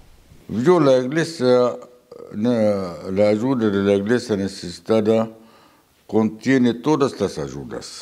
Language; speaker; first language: Spanish; non-native, fluent; Arabic